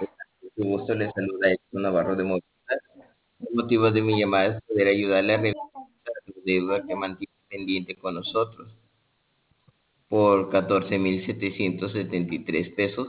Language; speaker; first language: Spanish; native; Spanish